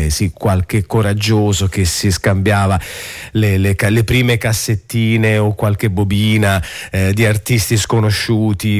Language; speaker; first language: Italian; native; Italian